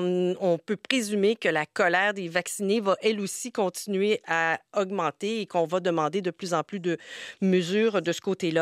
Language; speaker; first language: French; native; French